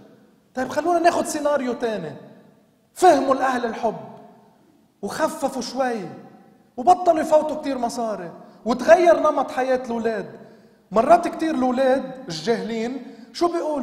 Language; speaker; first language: Arabic; native; Arabic